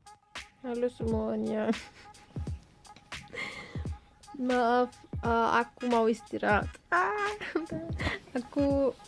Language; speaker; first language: Indonesian; non-native, learner; Turkish